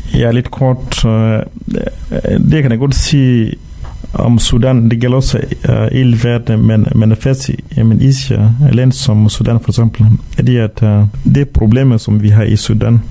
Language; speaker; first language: Danish; non-native, fluent; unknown